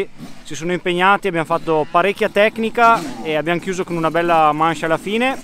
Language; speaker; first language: Italian; native; Italian